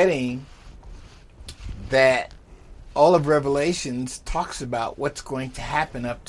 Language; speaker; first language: English; native; English